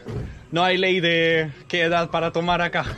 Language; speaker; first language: Spanish; non-native, learner; Danish